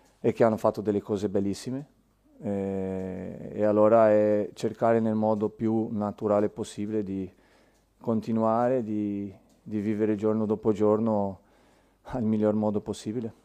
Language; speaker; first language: Italian; non-native, fluent; Portuguese